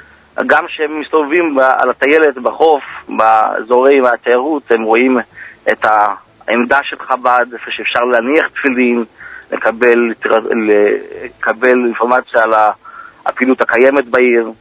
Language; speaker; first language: Hebrew; early bilingual, heritage; Hebrew